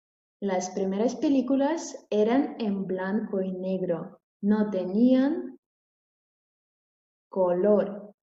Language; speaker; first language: Spanish; non-native, fluent; Russian